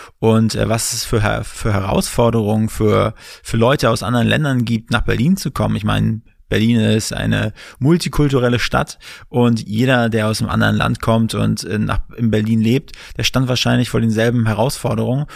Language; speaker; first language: German; native; German